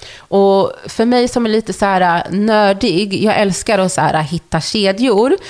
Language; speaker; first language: Swedish; early bilingual, other home language; Wolof